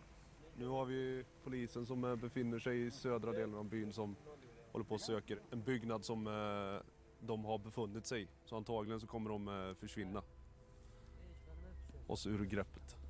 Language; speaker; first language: Swedish; native; Swedish